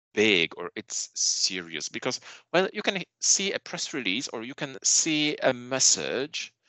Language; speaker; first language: English; non-native, fluent; Polish